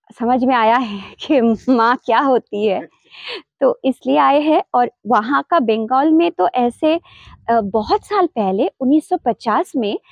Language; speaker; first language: Hindi; non-native, local second language; Bangla